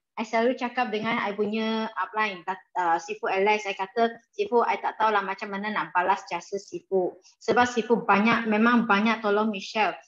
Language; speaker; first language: Malay; non-native, local second language; Chinese